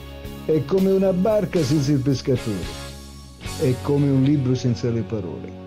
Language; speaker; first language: Italian; native; Italian